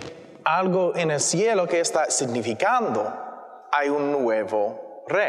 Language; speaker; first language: Spanish; non-native, learner; English